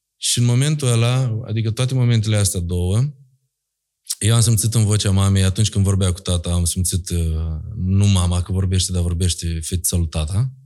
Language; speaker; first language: Romanian; native; Romanian